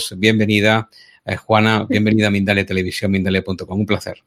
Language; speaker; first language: Spanish; native; Spanish